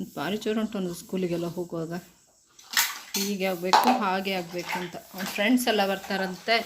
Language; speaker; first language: Kannada; non-native, local second language; Tulu